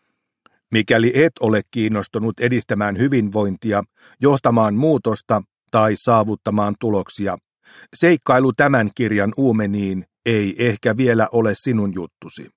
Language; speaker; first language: Finnish; native; Finnish